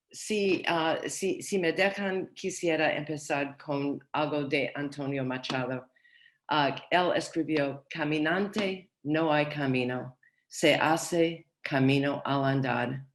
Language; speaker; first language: Spanish; non-native, learner; English